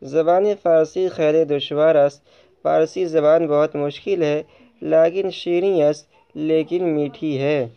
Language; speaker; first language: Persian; non-native, fluent; Urdu